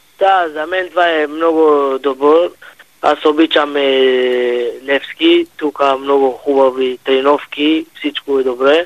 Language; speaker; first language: Bulgarian; non-native, learner; Hebrew